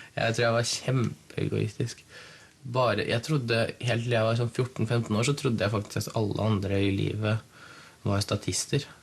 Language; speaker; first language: Norwegian; early bilingual, other home language; Russian